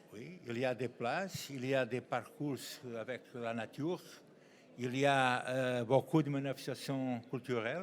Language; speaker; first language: French; non-native, learner; Portuguese